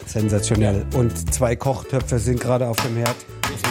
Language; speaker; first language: German; native; German